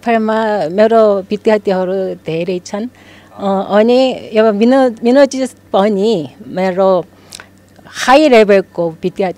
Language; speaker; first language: Nepali; non-native, learner; Korean